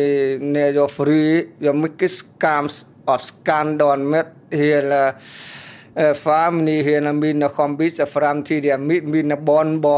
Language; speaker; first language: Swedish; non-native, learner; Vietnamese